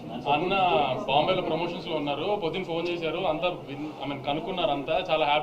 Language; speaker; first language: Telugu; native; Telugu